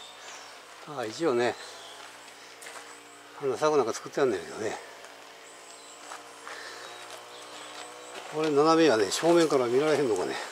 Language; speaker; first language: Japanese; native; Japanese